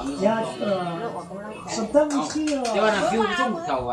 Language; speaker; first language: English; non-native, learner; Thai